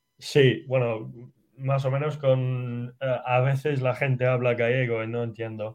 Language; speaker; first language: Spanish; non-native, learner; English